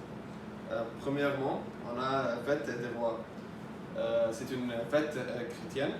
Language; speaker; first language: French; non-native, learner; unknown